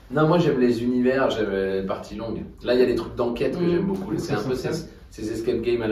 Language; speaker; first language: French; native; French